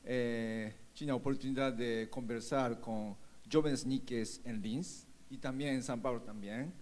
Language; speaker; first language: Portuguese; non-native, fluent; Japanese